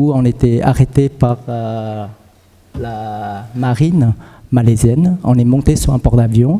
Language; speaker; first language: French; early bilingual, other home language; Vietnamese